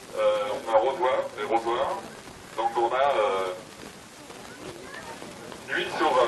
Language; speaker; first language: French; native; French